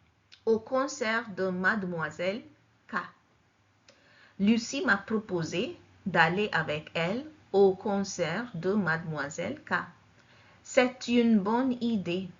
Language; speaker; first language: French; non-native, fluent; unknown